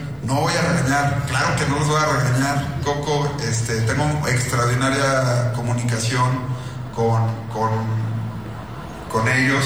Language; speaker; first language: Spanish; native; Spanish